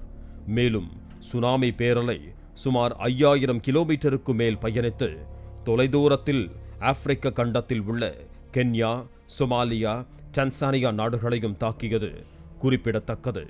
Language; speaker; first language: Tamil; native; Tamil